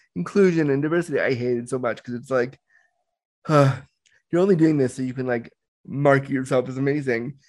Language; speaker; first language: English; native; English